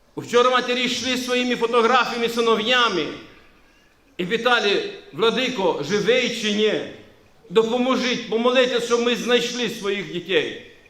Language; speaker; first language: Ukrainian; non-native, local second language; Romanian